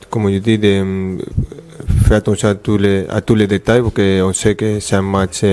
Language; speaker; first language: French; non-native, fluent; Spanish